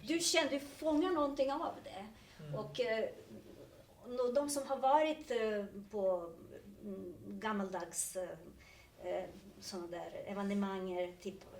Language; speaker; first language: Swedish; non-native, fluent; Serbian